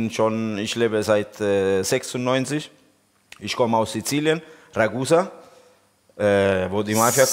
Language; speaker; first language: German; non-native, learner; Italian